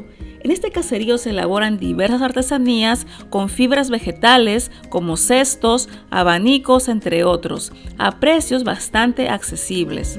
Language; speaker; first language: Spanish; native; Spanish